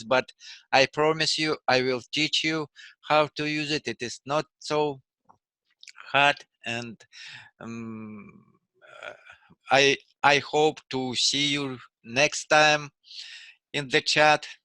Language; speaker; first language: English; non-native, learner; Russian